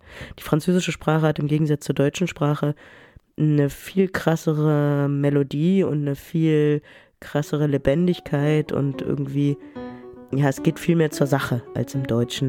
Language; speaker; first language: German; early bilingual, other home language; French